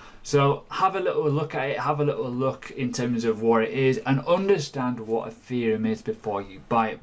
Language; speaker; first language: English; native; English